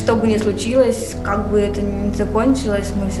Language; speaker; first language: Russian; native; Russian